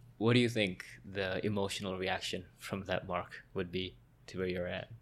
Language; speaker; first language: English; native; English